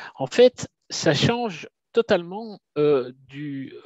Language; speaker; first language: French; native; French